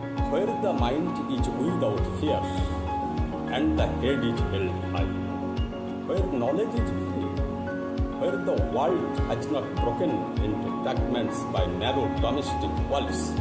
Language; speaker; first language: English; non-native, local second language; Bangla